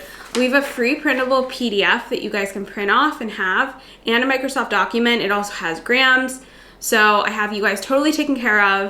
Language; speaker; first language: English; native; English